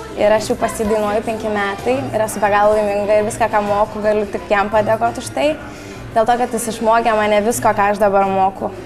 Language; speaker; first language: Lithuanian; native; Lithuanian